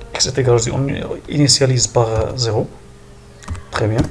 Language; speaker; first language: French; non-native, local second language; Arabic